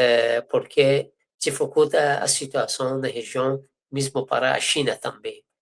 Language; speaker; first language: Portuguese; non-native, fluent; Persian